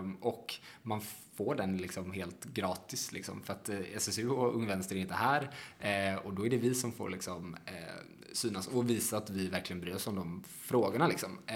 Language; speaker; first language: Swedish; native; Swedish